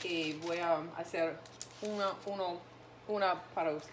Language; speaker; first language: Spanish; non-native, learner; English